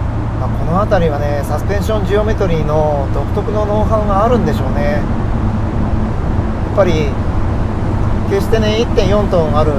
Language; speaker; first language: Japanese; native; Japanese